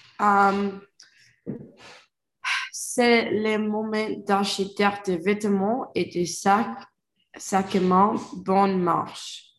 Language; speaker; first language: French; non-native, learner; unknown